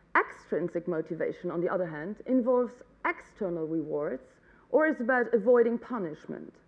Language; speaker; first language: English; non-native, fluent; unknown